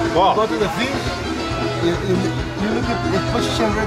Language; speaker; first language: English; non-native, learner; Spanish